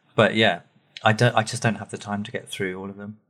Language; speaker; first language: English; native; English